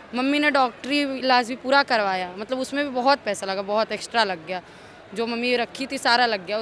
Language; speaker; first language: Hindi; native; Hindi